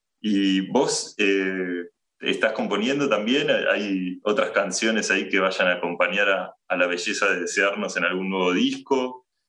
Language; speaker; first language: Spanish; native; Spanish